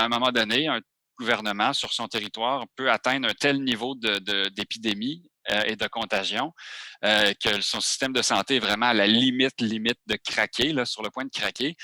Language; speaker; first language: French; native; French